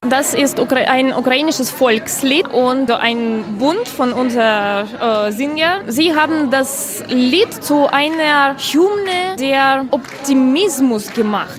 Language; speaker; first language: German; non-native, fluent; Ukrainian